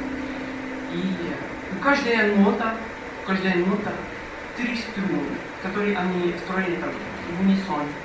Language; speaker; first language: Russian; non-native, fluent; Arabic